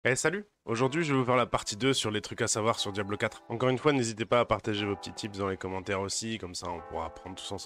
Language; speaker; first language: French; native; French